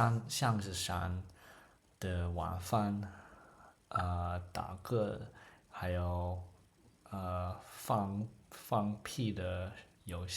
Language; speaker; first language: Chinese; non-native, learner; English